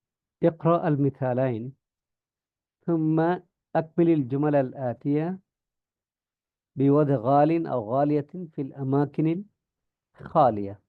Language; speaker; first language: Arabic; non-native, fluent; Bangla